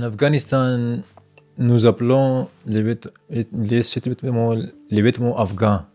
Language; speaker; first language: French; non-native, learner; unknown